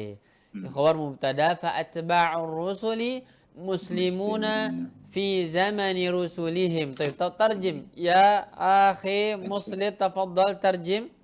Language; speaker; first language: Arabic; non-native, fluent; Indonesian